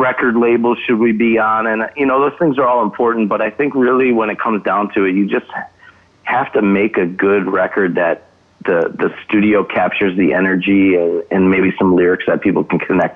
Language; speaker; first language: English; native; English